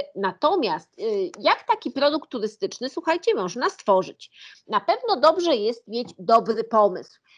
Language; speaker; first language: Polish; native; Polish